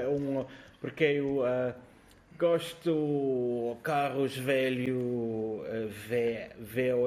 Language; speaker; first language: Portuguese; non-native, learner; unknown